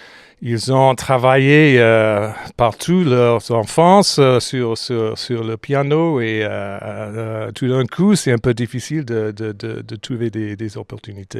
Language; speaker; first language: French; non-native, fluent; English